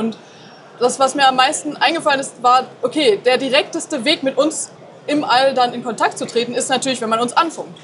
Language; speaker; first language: German; native; German